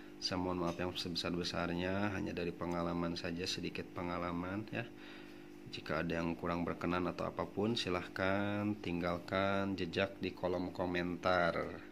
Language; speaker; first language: Indonesian; non-native, local second language; Sundanese